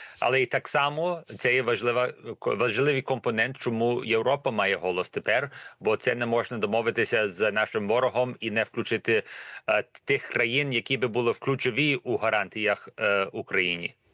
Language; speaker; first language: Ukrainian; early bilingual, heritage; Ukrainian